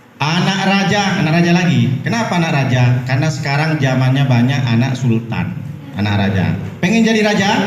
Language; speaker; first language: Indonesian; non-native, local second language; Madurese